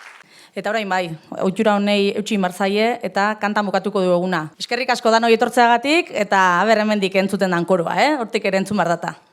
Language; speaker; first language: Basque; native; Basque